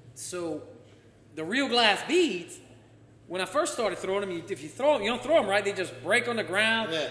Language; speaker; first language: English; native; English